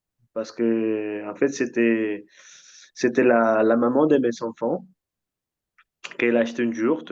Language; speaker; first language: French; non-native, fluent; Spanish